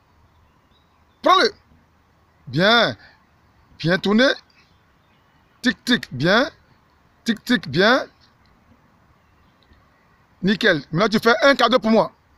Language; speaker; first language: French; native; French